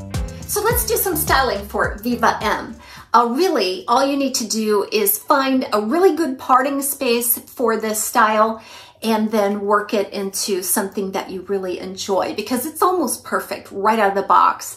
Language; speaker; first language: English; native; English